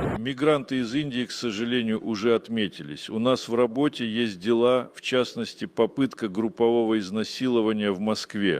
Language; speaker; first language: Russian; native; Russian